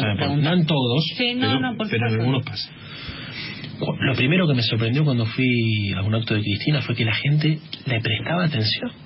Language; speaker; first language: Spanish; native; Spanish